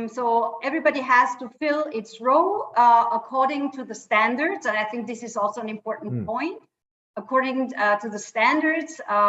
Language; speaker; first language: English; non-native, fluent; German